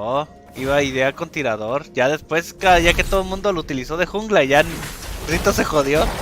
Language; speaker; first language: Spanish; native; Spanish